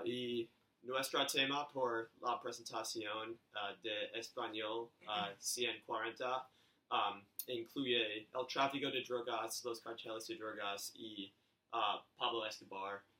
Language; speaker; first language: Spanish; non-native, learner; English